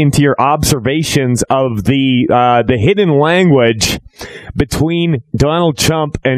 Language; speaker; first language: English; native; English